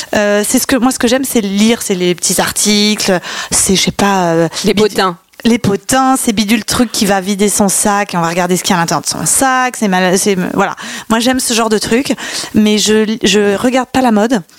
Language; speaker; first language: French; native; French